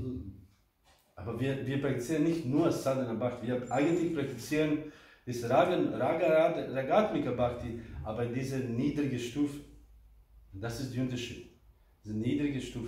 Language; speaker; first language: German; non-native, fluent; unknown